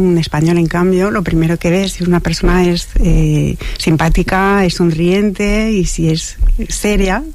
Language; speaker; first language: Spanish; non-native, fluent; French